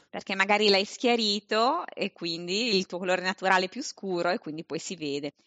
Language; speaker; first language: Italian; native; Italian